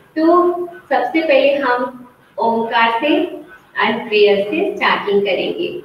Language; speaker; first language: Hindi; non-native, local second language; Gujarati